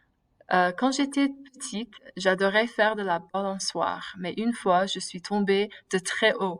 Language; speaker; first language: French; non-native, fluent; English